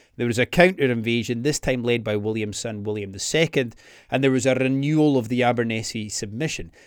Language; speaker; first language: English; native; English